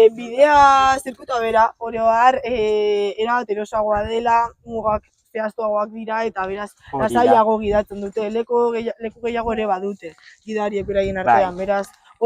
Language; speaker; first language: Basque; native; Basque